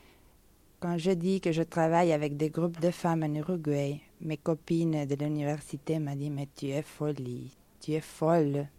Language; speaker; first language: French; non-native, fluent; Spanish